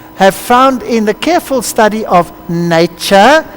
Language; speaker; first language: English; non-native, local second language; Afrikaans